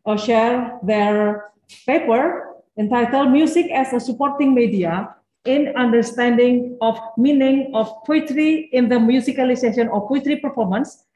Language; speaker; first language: English; non-native, fluent; Indonesian